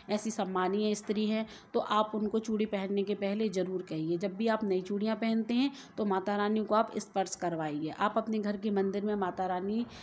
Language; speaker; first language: Hindi; native; Hindi